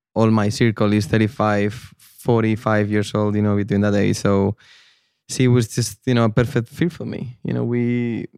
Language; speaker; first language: English; non-native, fluent; Spanish